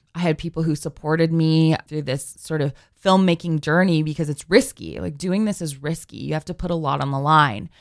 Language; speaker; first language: English; native; English